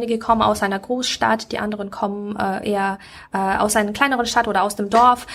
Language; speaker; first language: German; non-native, fluent; Ukrainian